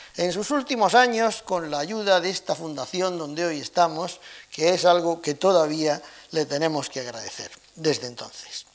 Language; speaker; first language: Spanish; native; Spanish